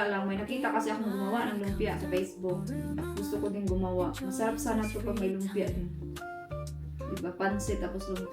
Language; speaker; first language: Filipino; native; Filipino